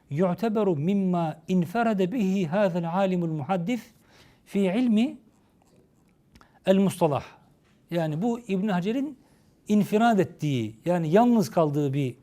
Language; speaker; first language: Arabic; non-native, fluent; Turkish